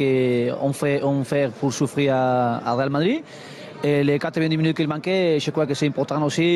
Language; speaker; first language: French; non-native, learner; Spanish